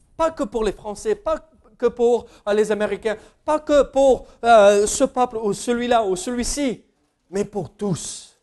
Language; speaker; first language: French; non-native, fluent; English